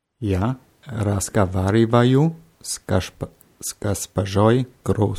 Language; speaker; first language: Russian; non-native, learner; German